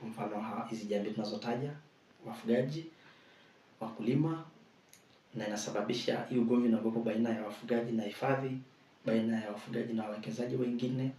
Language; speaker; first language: Swahili; non-native, local second language; Masai